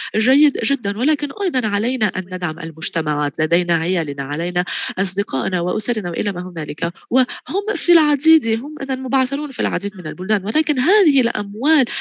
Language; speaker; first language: Arabic; non-native, fluent; Tigrinya